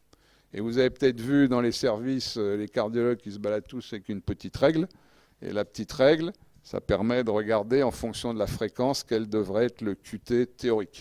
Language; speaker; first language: French; native; French